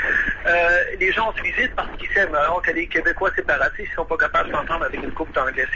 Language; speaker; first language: French; native; French